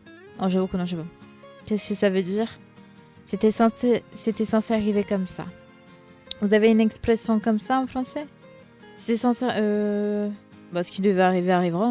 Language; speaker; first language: French; native; French